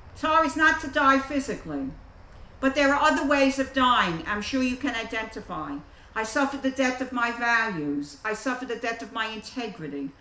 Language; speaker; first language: English; native; English